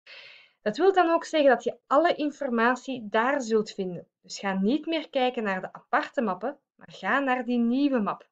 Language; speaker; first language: Dutch; native; Dutch